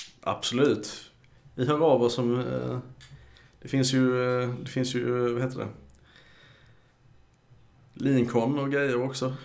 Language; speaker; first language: Swedish; native; Swedish